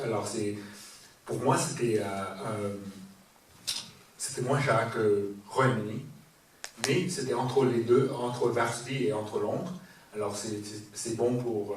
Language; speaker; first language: French; non-native, fluent; English